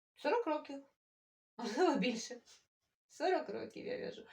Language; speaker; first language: Ukrainian; non-native, local second language; Russian